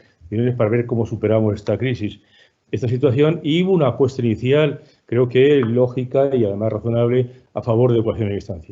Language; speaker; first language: Spanish; native; Spanish